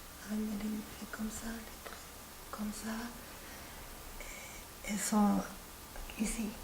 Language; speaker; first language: French; non-native, fluent; Spanish